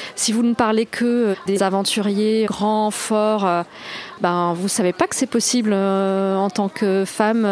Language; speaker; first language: French; native; French